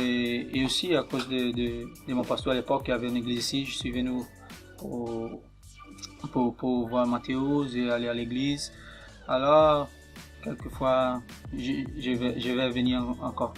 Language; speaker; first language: French; non-native, fluent; Portuguese